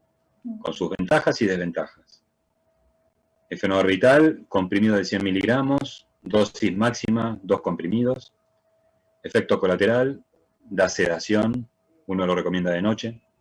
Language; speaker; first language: Spanish; native; Spanish